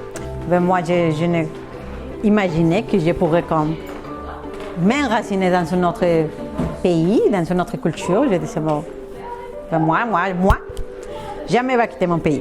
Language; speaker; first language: French; non-native, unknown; Spanish